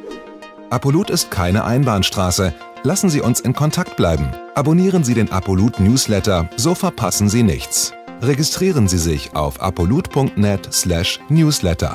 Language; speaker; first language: German; native; German